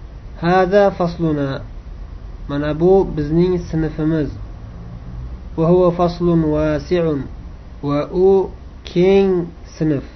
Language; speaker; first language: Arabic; non-native, fluent; Uzbek